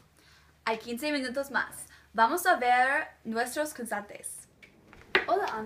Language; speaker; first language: Spanish; non-native, learner; English